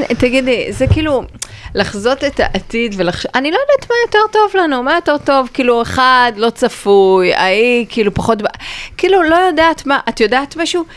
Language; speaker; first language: Hebrew; native; Hebrew